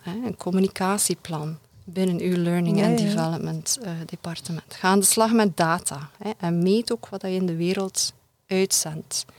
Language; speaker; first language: Dutch; native; Dutch